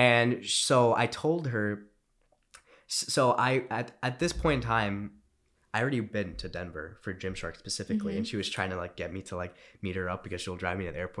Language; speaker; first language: English; early bilingual, other home language; Romanian